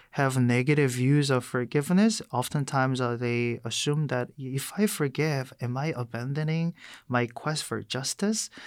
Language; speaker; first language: English; non-native, fluent; Korean